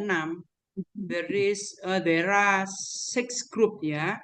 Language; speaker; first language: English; non-native, learner; Indonesian